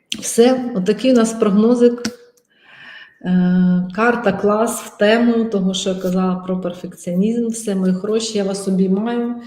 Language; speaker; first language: Ukrainian; non-native, local second language; Russian